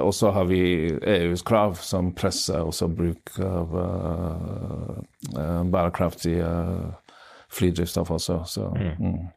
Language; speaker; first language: Norwegian; non-native, fluent; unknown